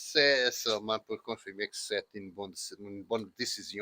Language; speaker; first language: French; non-native, learner; Portuguese